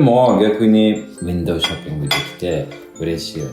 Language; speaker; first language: Japanese; non-native, fluent; Lithuanian